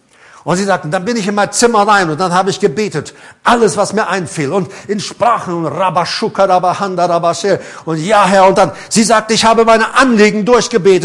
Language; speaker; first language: German; native; German